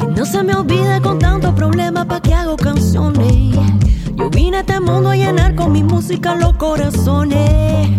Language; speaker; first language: French; non-native, fluent; Spanish